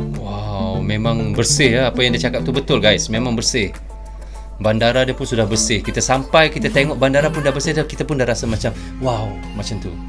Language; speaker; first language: Malay; native; Malay